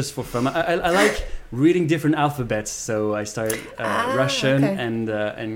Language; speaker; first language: English; non-native, fluent; Japanese